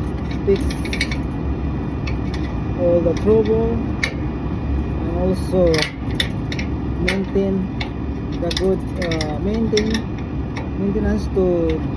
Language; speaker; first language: English; non-native, learner; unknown